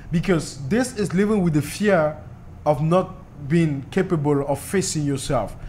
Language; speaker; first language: English; non-native, local second language; French